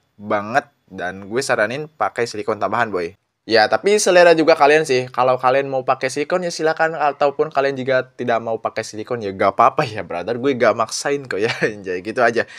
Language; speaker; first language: Indonesian; non-native, local second language; Sundanese